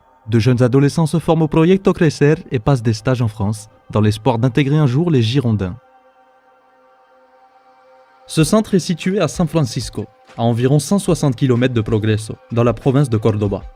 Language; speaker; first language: French; native; French